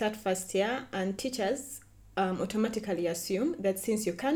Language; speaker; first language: English; non-native, local second language; Ganda